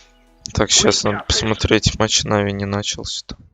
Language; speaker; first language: Russian; native; Russian